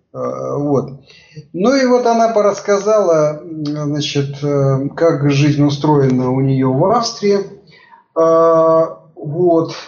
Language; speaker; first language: Russian; native; Russian